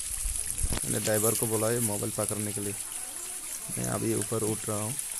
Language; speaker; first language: Hindi; non-native, local second language; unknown